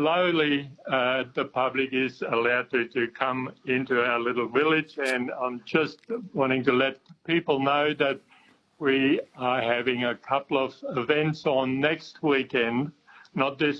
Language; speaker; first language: English; non-native, fluent; German